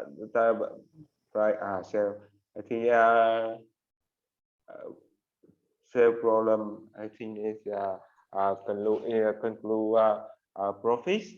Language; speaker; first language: English; non-native, learner; Vietnamese